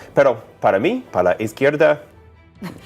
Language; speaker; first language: Spanish; non-native, fluent; English